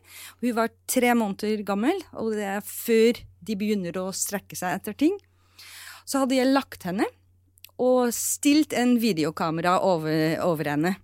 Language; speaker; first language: Norwegian; non-native, fluent; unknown